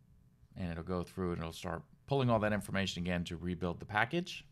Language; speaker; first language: English; native; English